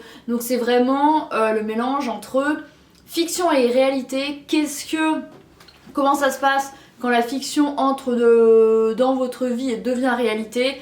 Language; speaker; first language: French; native; French